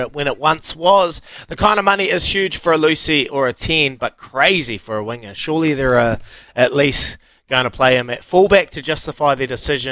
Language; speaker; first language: English; native; English